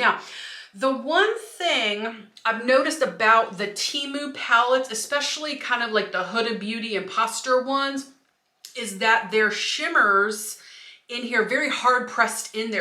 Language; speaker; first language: English; native; English